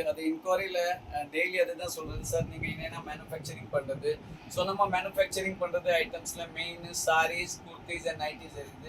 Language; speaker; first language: Tamil; non-native, fluent; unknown